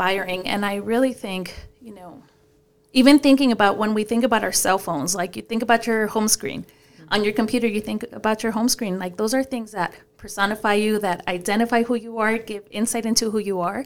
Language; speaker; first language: English; early bilingual, other home language; Spanish